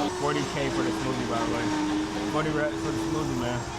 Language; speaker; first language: English; native; English